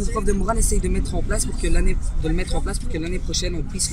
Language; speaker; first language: French; early bilingual, other home language; Italian